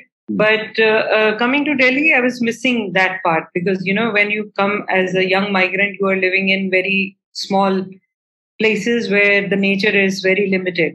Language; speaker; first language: English; non-native, local second language; Hindi